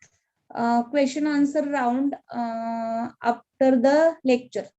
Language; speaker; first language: English; non-native, learner; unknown